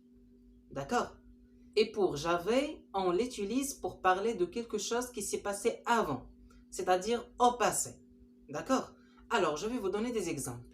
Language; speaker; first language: French; non-native, local second language; Arabic